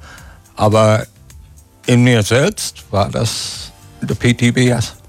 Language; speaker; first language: German; non-native, fluent; English